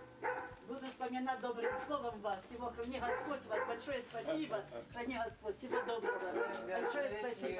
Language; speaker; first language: Russian; native; Russian